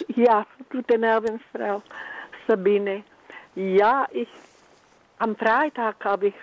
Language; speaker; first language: German; non-native, fluent; Croatian